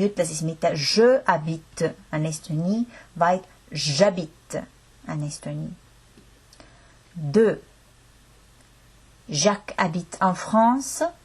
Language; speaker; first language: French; non-native, fluent; Estonian